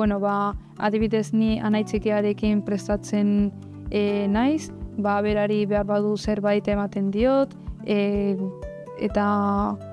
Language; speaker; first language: Basque; early bilingual, other home language; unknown